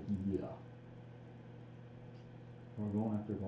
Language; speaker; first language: English; native; English